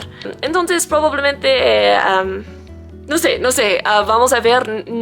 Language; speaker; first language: Spanish; non-native, learner; English